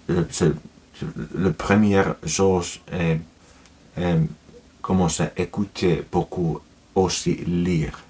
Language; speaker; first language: French; non-native, learner; Finnish